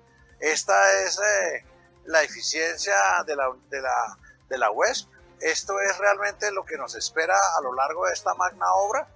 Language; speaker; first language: Spanish; native; Spanish